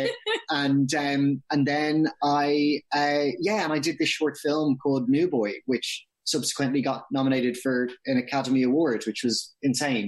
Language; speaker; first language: English; native; English